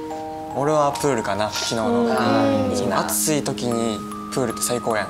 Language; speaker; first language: Japanese; native; Japanese